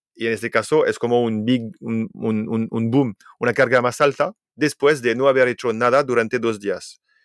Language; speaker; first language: Spanish; non-native, fluent; French